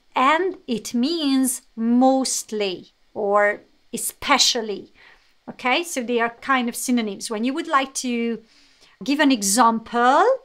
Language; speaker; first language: English; non-native, fluent; Hungarian